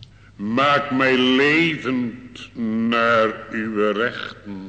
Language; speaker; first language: Dutch; native; Dutch